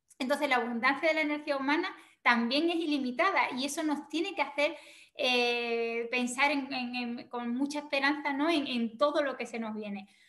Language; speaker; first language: Spanish; native; Spanish